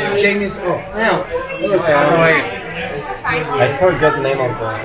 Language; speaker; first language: English; non-native, learner; Turkish